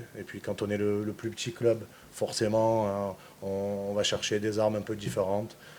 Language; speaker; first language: French; native; French